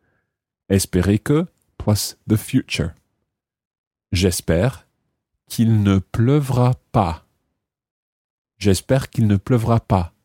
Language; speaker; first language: French; non-native, fluent; English